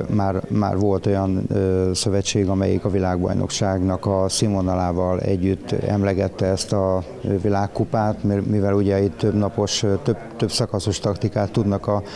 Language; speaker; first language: Hungarian; native; Hungarian